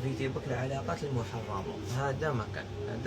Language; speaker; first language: Arabic; native; Arabic